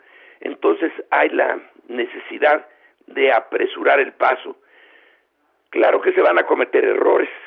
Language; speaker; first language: Spanish; native; Spanish